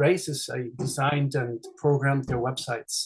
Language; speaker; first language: English; non-native, fluent; Swiss German